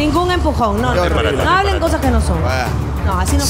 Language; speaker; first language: Spanish; native; Spanish